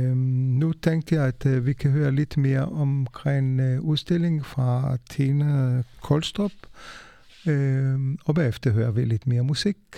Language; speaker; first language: Danish; non-native, fluent; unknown